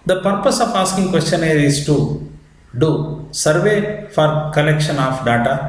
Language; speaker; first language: English; non-native, local second language; Kannada